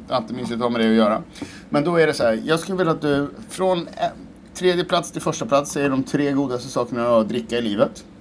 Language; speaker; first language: Swedish; native; Swedish